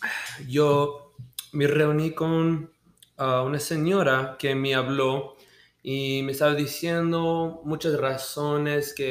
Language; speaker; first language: Spanish; early bilingual, heritage; Spanish